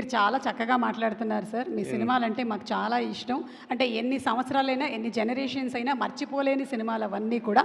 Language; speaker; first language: Telugu; native; Telugu